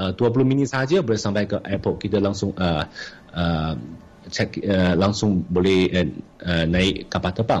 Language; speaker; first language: Malay; non-native, fluent; Chinese